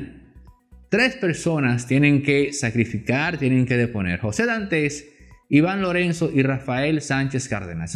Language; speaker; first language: Spanish; native; Spanish